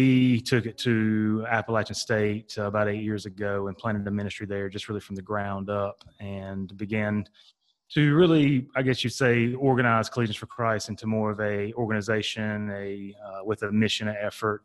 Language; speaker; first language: English; native; English